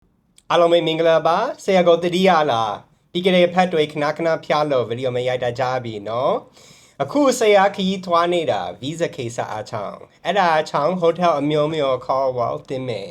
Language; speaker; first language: Burmese; non-native, fluent; English